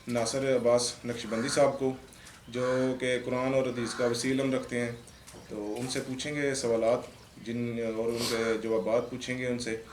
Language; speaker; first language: Urdu; non-native, local second language; Punjabi